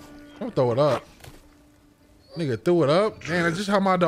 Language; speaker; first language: English; native; English